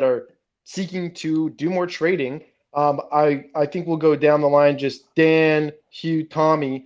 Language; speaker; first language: English; native; English